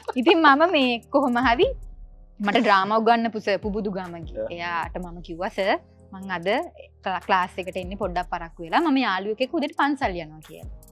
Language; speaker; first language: Sinhala; non-native, local second language; Tamil